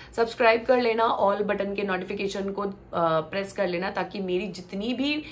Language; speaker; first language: Hindi; non-native, local second language; Gujarati